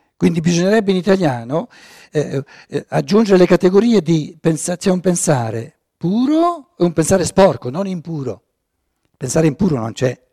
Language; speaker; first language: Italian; non-native, fluent; German